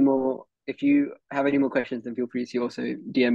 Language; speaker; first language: English; early bilingual, other home language; Hindi